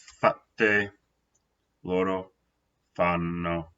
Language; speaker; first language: Italian; non-native, fluent; English